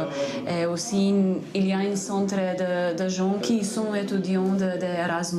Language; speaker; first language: French; non-native, fluent; Slovenian